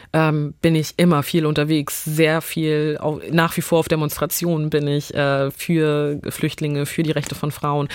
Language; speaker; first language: German; early bilingual, other home language; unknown